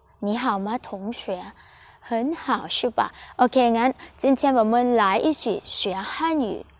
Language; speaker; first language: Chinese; non-native, fluent; Thai